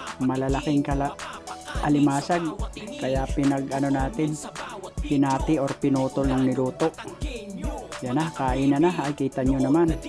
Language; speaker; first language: Filipino; non-native, local second language; Bikol